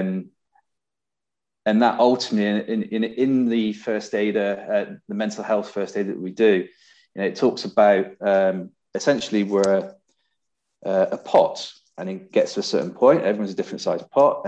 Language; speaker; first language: English; native; English